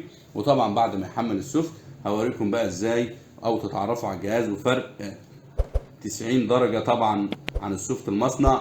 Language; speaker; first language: Arabic; native; Arabic